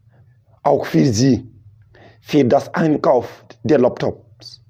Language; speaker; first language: German; non-native, local second language; Bambara